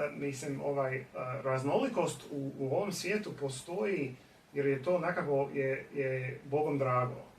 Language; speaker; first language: Bosnian; non-native, fluent; English